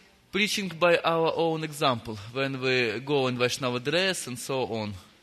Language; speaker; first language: English; non-native, fluent; Russian